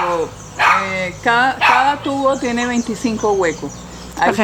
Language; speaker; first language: Spanish; native; Spanish